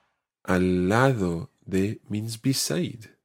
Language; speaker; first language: Spanish; non-native, fluent; English